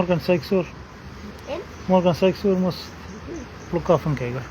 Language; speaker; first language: German; non-native, learner; Tamil